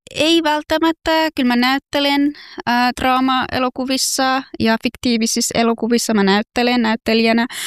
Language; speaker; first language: Finnish; non-native, fluent; Persian